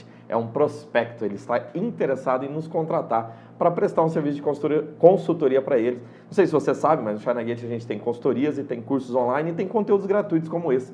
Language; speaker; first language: Portuguese; native; Portuguese